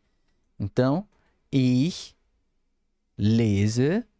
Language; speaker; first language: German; non-native, fluent; Portuguese